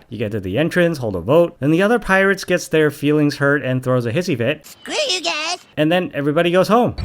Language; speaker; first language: English; native; English